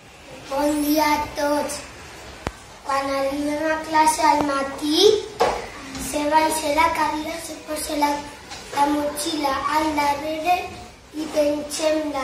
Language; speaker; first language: Catalan; non-native, local second language; Spanish